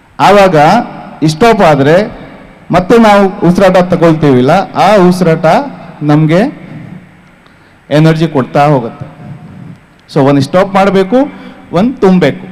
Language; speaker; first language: Kannada; non-native, fluent; Hindi